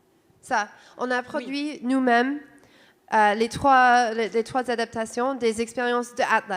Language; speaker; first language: French; non-native, fluent; English